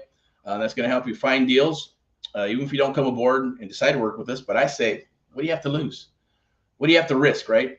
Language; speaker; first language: English; native; English